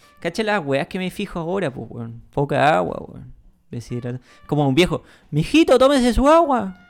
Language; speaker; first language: Spanish; native; Spanish